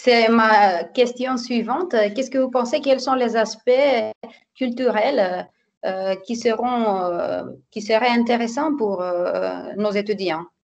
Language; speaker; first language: French; non-native, fluent; Macedonian